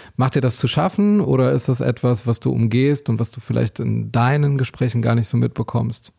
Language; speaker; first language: German; native; German